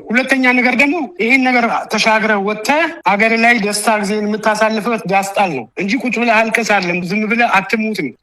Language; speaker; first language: Amharic; native; Amharic